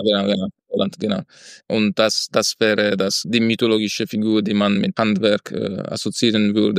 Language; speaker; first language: German; non-native, fluent; Italian